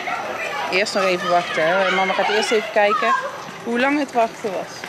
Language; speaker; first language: Dutch; native; Dutch